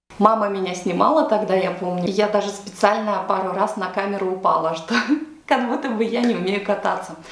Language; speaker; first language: Russian; native; Russian